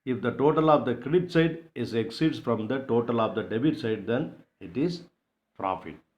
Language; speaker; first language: English; non-native, local second language; Tamil